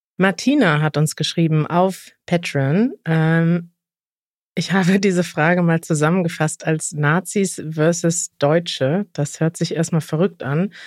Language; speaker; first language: German; native; German